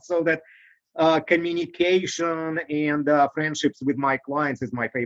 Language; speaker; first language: English; non-native, fluent; Russian